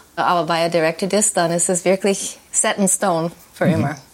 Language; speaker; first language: German; non-native, fluent; English